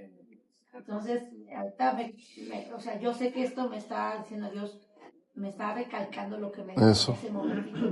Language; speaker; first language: Spanish; native; Spanish